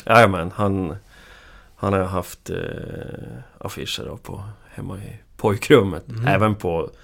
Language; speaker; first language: Swedish; native; Swedish